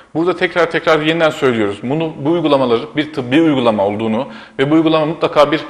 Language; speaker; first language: Turkish; native; Turkish